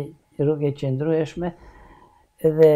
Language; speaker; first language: Albanian; non-native, learner; Hungarian